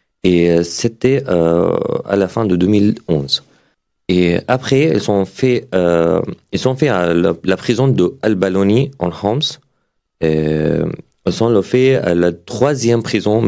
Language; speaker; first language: French; non-native, fluent; Arabic